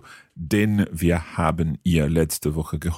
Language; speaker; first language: German; non-native, learner; English